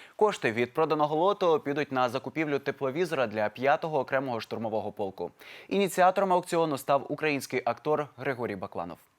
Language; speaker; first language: Ukrainian; native; Ukrainian